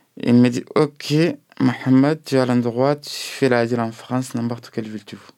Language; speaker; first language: French; non-native, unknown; Arabic